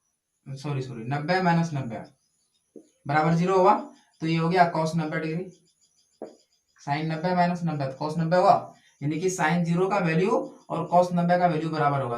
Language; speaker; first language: Hindi; native; Hindi